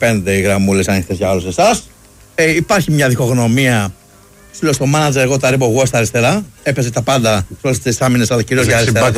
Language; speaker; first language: Greek; native; Greek